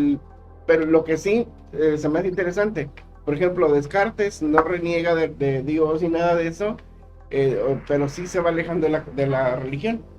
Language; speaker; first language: Spanish; native; Spanish